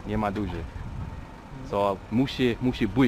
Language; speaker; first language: Polish; non-native, learner; English